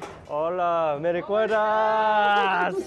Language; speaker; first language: Spanish; non-native, learner; Korean